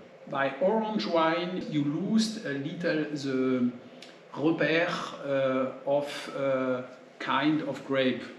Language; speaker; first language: English; non-native, learner; French